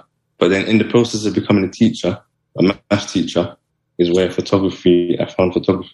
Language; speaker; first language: English; native; English